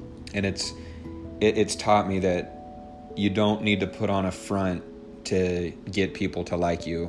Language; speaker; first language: English; native; English